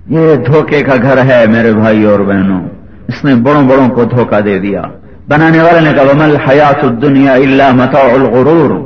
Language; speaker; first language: Urdu; native; Urdu